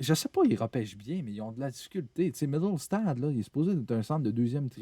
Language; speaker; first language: French; native; French